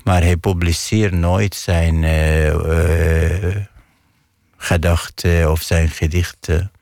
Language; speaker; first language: Dutch; non-native, fluent; Arabic